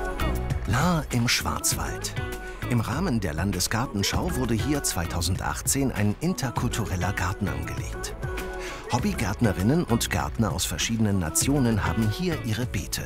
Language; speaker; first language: German; native; German